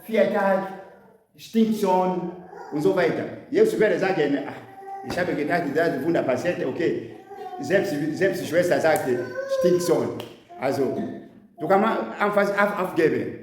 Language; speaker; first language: German; non-native, learner; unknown